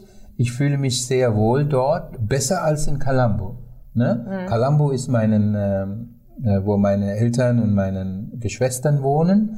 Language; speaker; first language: German; non-native, fluent; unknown